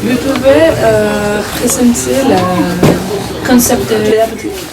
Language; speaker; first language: French; non-native, learner; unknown